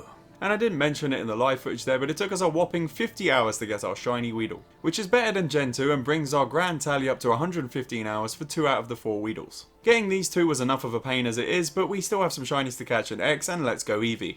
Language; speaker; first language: English; native; English